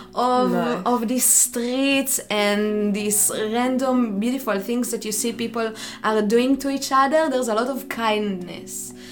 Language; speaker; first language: English; non-native, fluent; Hebrew